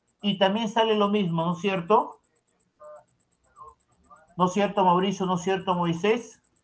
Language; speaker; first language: Spanish; native; Spanish